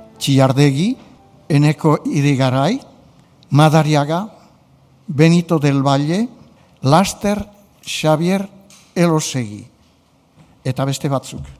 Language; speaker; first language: Basque; native; Basque